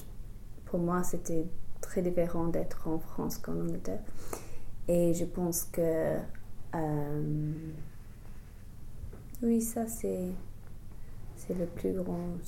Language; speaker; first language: French; non-native, fluent; English